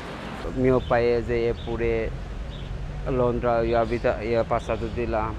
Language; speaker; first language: Italian; non-native, learner; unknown